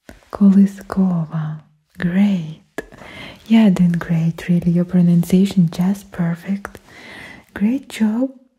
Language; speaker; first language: English; non-native, fluent; Ukrainian